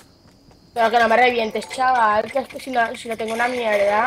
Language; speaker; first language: Spanish; native; Spanish